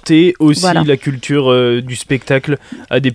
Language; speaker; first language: French; native; French